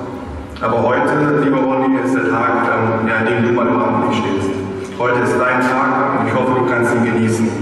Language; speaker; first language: German; native; German